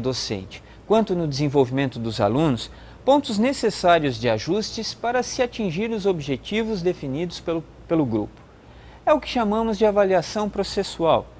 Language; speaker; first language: Portuguese; native; Portuguese